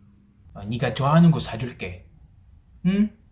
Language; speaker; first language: Korean; non-native, fluent; Filipino